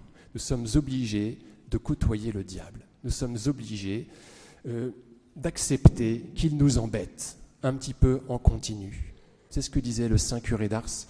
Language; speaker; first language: French; native; French